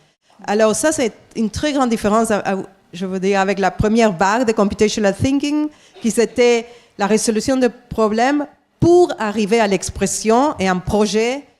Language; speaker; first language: French; non-native, fluent; English